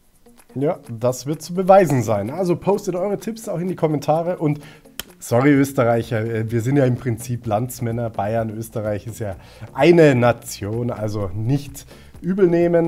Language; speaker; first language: German; native; German